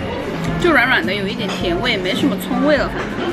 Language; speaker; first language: Chinese; native; Chinese